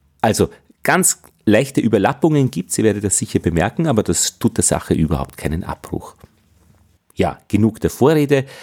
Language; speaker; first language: German; native; German